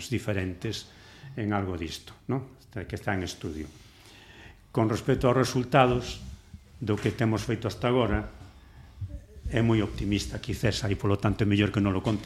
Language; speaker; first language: Galician; non-native, local second language; Spanish